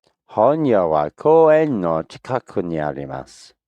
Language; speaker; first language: Japanese; non-native, learner; English